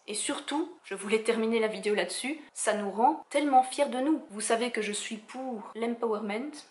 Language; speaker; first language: French; native; French